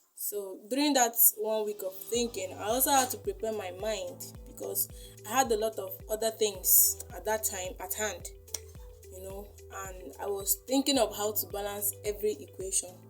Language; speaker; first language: English; non-native, local second language; Igbo